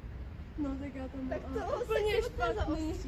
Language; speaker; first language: Czech; native; Czech